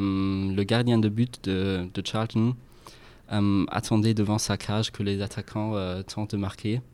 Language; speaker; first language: French; non-native, fluent; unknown